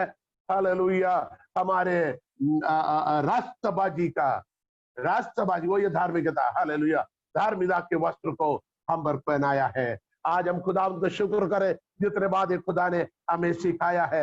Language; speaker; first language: Hindi; non-native, local second language; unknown